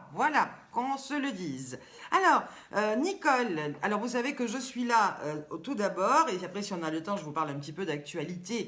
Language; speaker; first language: French; native; French